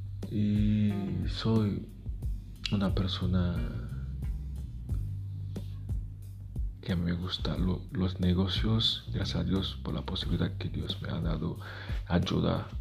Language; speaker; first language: Spanish; non-native, fluent; Haitian Creole